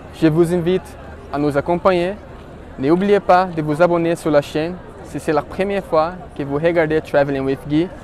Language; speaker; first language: French; non-native, fluent; Portuguese